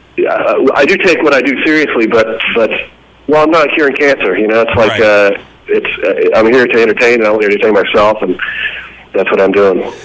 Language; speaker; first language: English; native; English